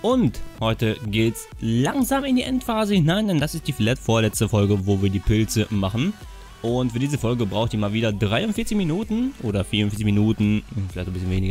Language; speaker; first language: German; native; German